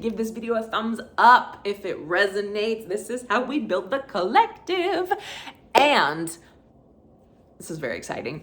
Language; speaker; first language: English; native; English